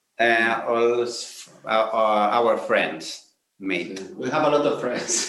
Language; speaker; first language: English; non-native, learner; Spanish